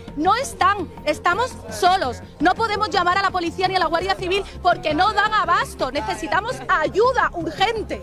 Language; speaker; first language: Spanish; native; Spanish